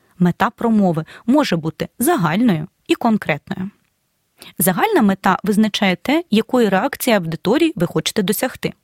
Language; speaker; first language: Ukrainian; native; Ukrainian